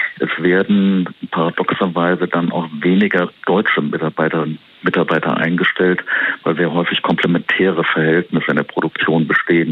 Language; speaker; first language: German; native; German